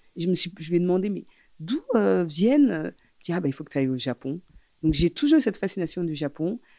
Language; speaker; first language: French; early bilingual, other home language; Fula